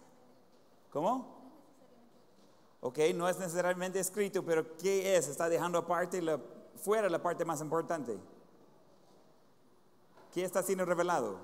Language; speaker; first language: Spanish; non-native, fluent; English